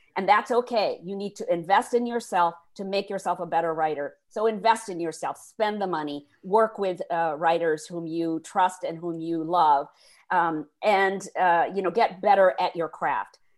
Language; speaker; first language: English; early bilingual, other home language; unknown